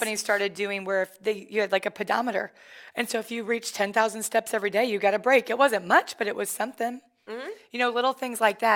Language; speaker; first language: English; native; English